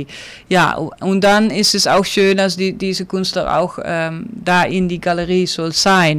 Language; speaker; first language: German; non-native, learner; Dutch